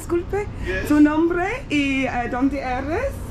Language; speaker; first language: Spanish; non-native, learner; English